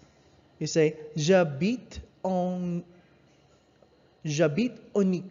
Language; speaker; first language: French; non-native, learner; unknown